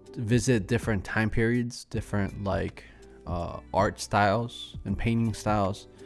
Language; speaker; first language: English; early bilingual, other home language; Spanish